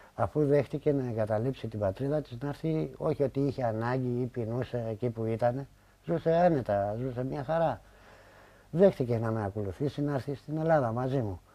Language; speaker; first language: Greek; native; Greek